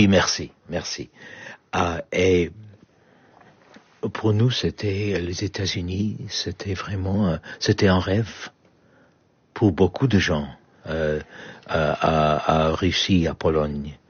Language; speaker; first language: French; non-native, learner; Polish